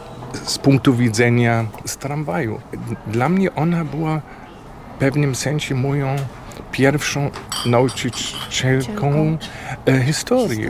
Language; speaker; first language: Polish; non-native, fluent; German